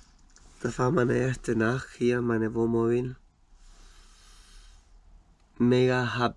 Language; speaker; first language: German; non-native, learner; Spanish